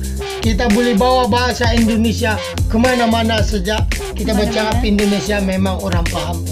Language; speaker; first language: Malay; non-native, learner; Filipino